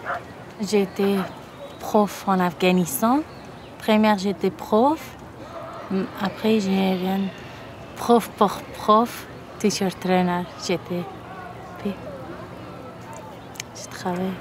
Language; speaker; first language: French; non-native, learner; Persian